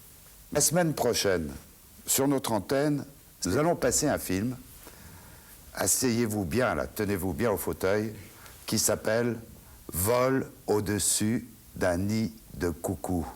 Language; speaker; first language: French; native; French